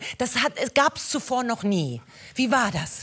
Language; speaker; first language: German; native; German